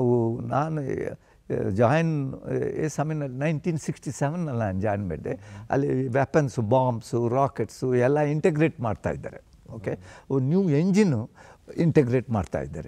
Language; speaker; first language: Kannada; non-native, fluent; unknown